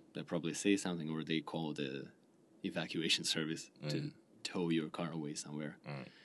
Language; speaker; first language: English; non-native, fluent; Russian